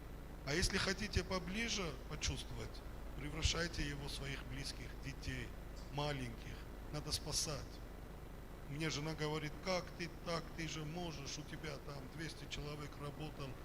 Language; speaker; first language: Russian; non-native, fluent; Armenian